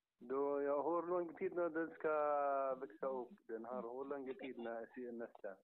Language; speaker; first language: Swedish; non-native, learner; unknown